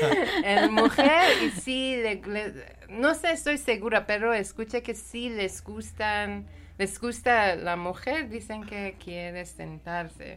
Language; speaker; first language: Spanish; non-native, learner; Persian